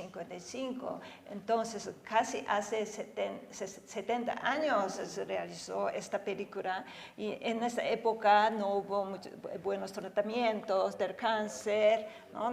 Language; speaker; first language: Spanish; non-native, fluent; Japanese